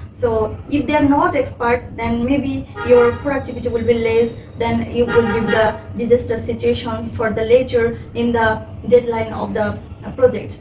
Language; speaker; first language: English; non-native, local second language; Bangla